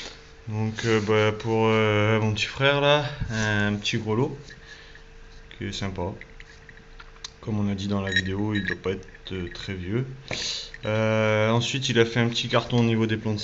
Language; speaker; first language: French; native; French